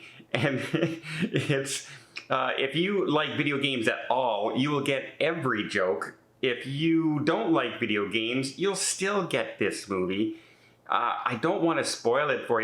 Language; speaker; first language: English; native; English